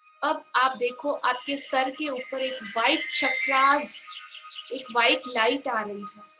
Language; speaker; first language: Hindi; native; Hindi